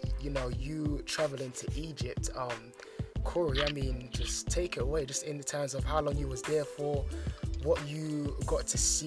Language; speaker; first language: English; native; English